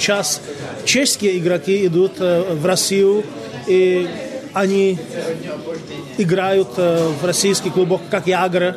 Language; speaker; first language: Russian; non-native, local second language; Czech